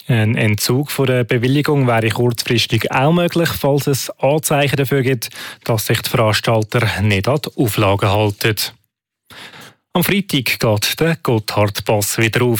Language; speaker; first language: German; native; German